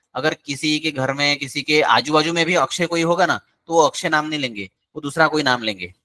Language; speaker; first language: Hindi; non-native, local second language; Marathi